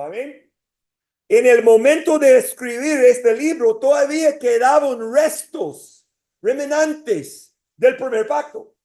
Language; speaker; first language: Spanish; non-native, fluent; English